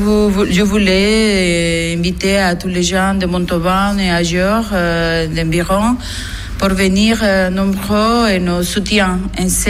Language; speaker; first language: French; non-native, learner; Spanish